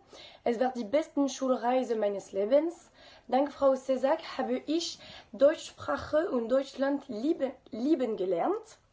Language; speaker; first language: German; non-native, learner; French